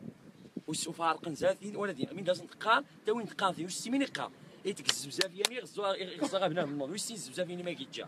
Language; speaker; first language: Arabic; non-native, local second language; Riffian